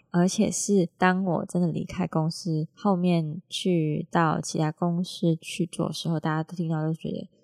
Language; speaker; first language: Chinese; non-native, local second language; Cantonese